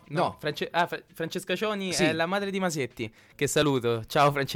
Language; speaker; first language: Italian; native; Italian